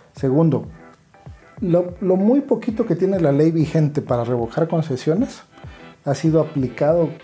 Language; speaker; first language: Spanish; native; Spanish